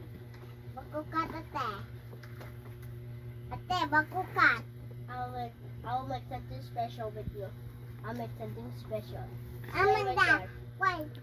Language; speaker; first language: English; non-native, local second language; Cebuano